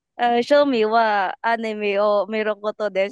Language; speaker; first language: Japanese; non-native, learner; Filipino